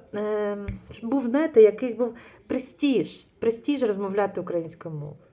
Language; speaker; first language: Ukrainian; non-native, local second language; Russian